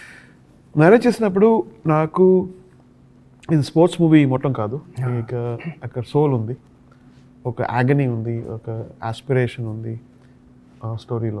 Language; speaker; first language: Telugu; non-native, learner; Tamil